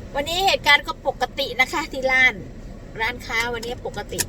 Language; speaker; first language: Thai; non-native, local second language; Northeastern Thai